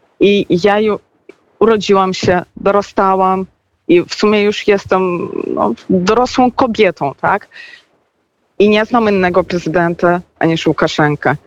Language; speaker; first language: Polish; non-native, fluent; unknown